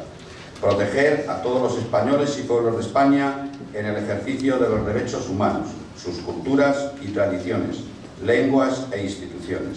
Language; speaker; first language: Spanish; native; Spanish